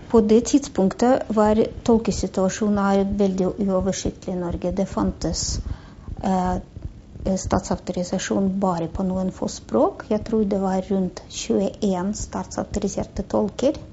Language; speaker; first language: Norwegian; non-native, fluent; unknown